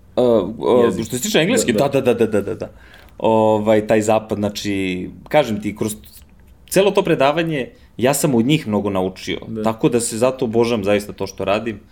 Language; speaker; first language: Serbian; early bilingual, heritage; Serbian